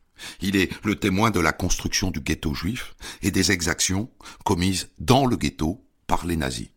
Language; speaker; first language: French; native; French